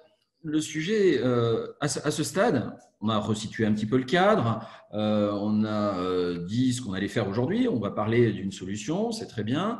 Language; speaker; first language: French; native; French